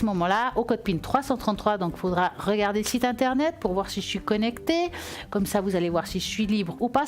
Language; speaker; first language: French; native; French